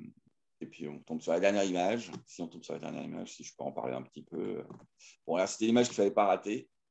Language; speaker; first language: French; native; French